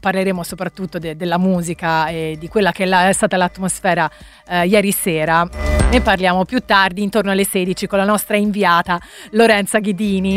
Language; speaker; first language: Italian; native; Italian